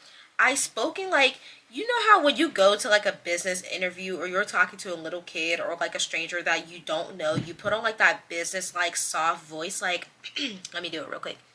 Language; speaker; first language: English; native; English